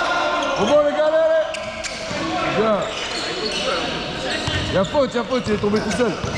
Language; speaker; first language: French; native; French